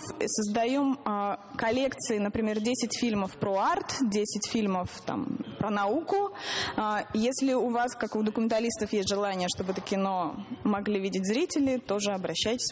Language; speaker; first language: Russian; native; Russian